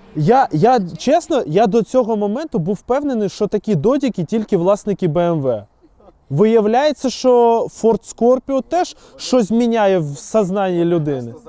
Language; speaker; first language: Ukrainian; non-native, local second language; Russian